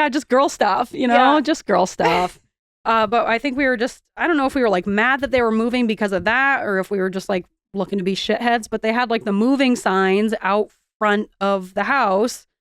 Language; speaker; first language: English; native; English